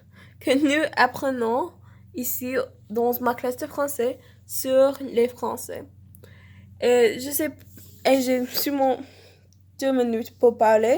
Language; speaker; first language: French; non-native, learner; English